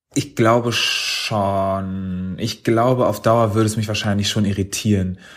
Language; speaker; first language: German; native; German